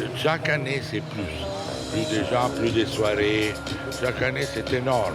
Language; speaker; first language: French; non-native, fluent; Italian